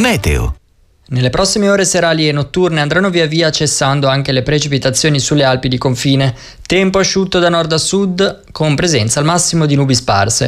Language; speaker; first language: Italian; native; Italian